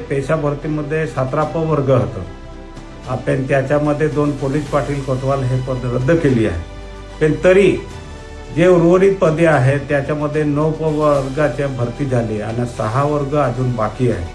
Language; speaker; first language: Marathi; non-native, local second language; Bhili